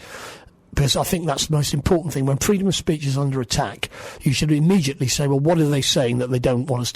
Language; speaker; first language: English; native; English